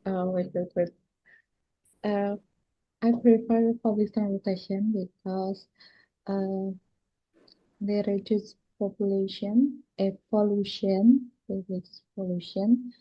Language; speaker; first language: English; non-native, learner; Indonesian